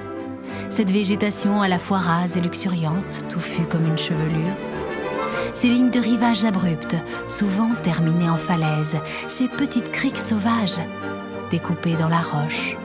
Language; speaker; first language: French; native; French